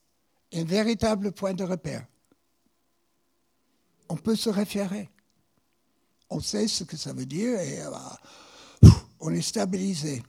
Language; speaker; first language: French; non-native, fluent; English